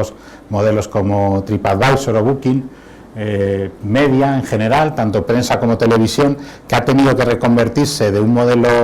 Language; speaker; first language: Spanish; native; Spanish